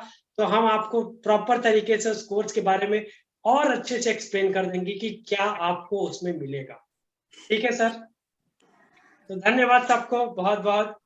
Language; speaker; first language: Hindi; native; Hindi